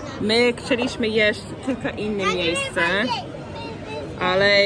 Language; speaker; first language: Polish; non-native, fluent; English